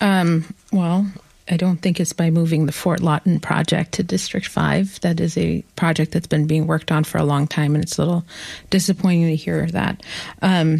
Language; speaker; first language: English; native; English